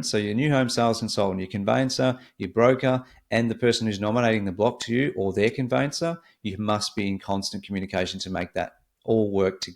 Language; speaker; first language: English; native; English